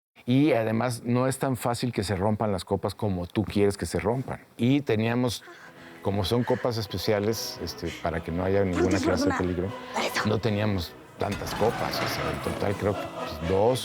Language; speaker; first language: Spanish; native; Spanish